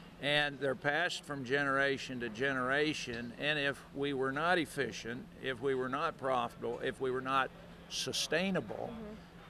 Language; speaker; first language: English; native; English